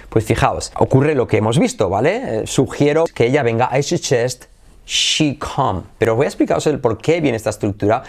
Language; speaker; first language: Spanish; native; Spanish